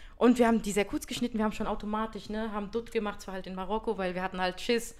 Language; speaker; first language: German; early bilingual, other home language; Berber languages